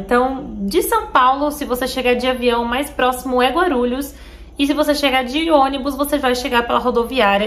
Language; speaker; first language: Portuguese; native; Portuguese